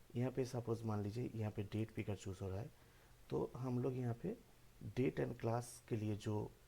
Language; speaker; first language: Hindi; non-native, local second language; Bangla